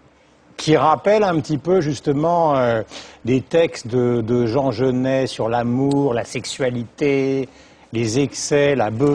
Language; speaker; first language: French; native; French